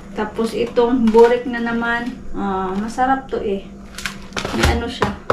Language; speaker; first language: Filipino; non-native, local second language; Cebuano